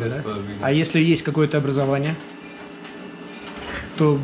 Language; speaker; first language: Russian; native; Russian